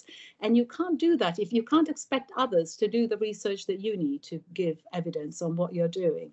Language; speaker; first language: English; early bilingual, other home language; Italian